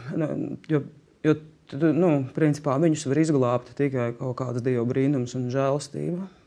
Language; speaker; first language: Latvian; non-native, fluent; Russian